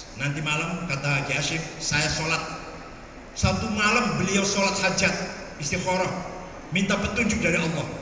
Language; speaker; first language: Malay; non-native, local second language; Javanese